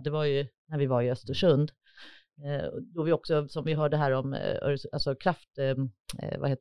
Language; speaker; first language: Swedish; native; Swedish